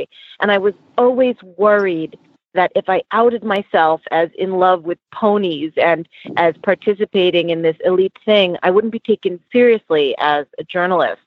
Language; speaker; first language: English; native; English